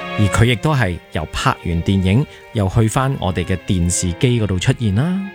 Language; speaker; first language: Cantonese; native; Cantonese